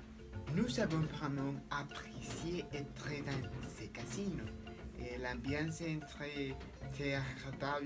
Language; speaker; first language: French; non-native, learner; Spanish